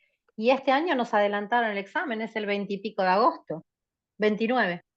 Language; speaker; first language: Spanish; native; Spanish